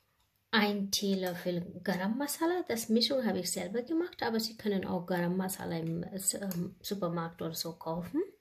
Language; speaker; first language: German; non-native, learner; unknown